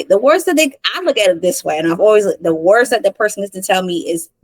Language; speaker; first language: English; native; English